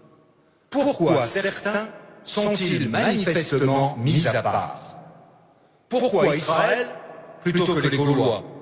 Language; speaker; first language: French; native; French